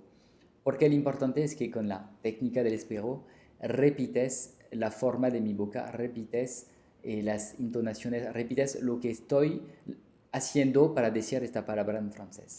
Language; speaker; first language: Spanish; non-native, fluent; French